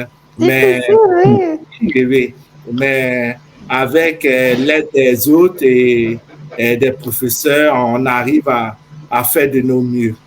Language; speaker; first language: French; non-native, fluent; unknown